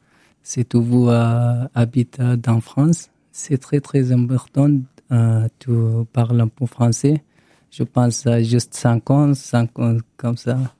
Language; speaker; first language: French; non-native, learner; Arabic